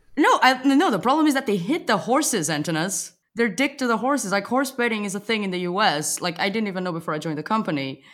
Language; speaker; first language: English; non-native, fluent; Portuguese